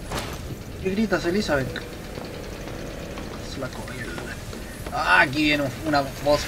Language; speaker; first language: Spanish; native; Spanish